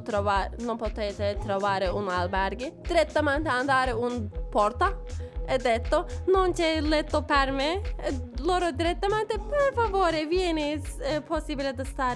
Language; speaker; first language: Italian; non-native, learner; Turkish